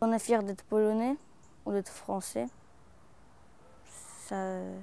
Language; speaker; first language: French; early bilingual, other home language; Polish